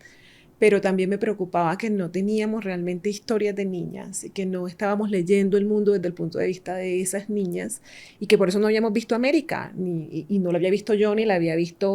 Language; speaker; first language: Spanish; native; Spanish